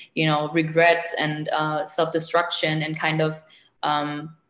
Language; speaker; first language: English; non-native, fluent; German